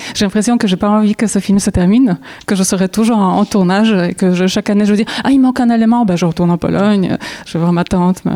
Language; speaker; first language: French; non-native, fluent; Polish